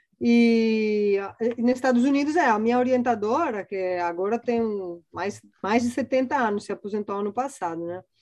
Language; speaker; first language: Portuguese; non-native, fluent; Italian